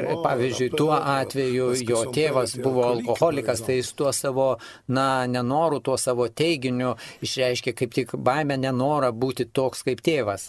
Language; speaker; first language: Lithuanian; non-native, fluent; Italian